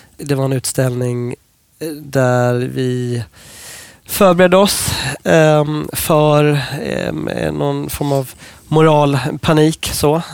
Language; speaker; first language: Swedish; non-native, fluent; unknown